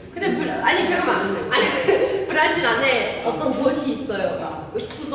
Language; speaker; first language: Korean; non-native, learner; Portuguese